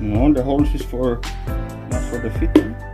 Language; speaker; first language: English; non-native, learner; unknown